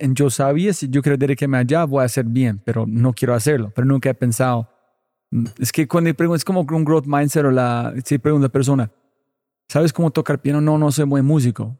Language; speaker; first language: Spanish; non-native, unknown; English